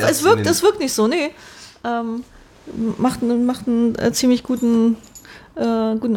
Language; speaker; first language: German; native; German